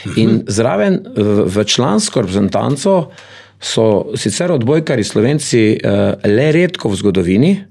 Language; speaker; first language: Slovenian; native; Slovenian